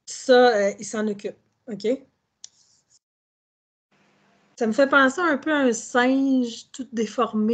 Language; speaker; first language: French; native; French